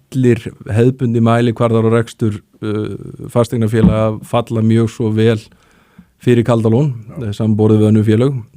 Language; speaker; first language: Icelandic; native; Icelandic